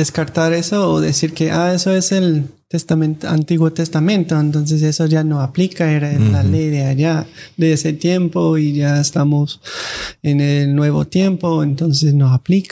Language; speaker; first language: Spanish; non-native, fluent; English